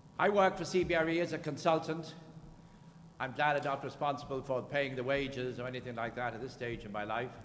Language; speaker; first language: English; native; English